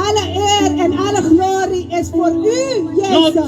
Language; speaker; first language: Dutch; non-native, local second language; Papiamento